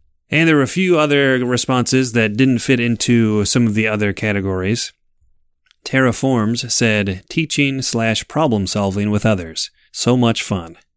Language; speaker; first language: English; native; English